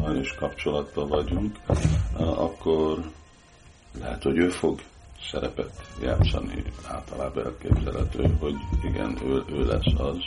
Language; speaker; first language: Hungarian; early bilingual, heritage; Hungarian